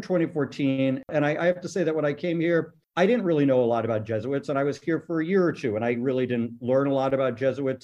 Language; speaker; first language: English; native; English